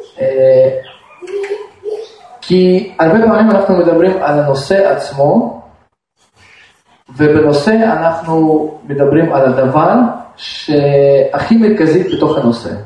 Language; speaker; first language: Hebrew; non-native, fluent; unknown